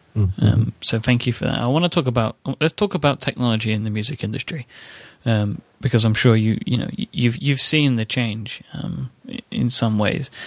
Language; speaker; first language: English; native; English